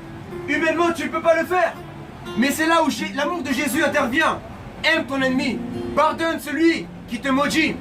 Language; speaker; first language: French; native; French